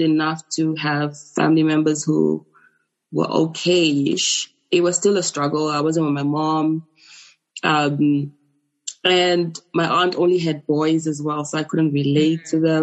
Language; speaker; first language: English; non-native, local second language; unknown